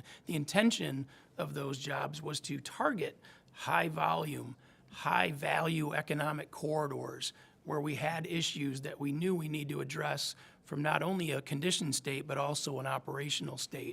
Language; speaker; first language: English; native; English